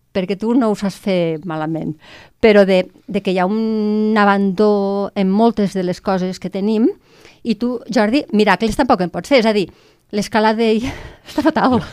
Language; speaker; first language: Catalan; native; Catalan